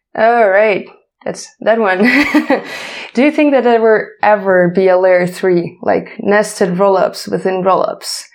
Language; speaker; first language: English; non-native, fluent; Ukrainian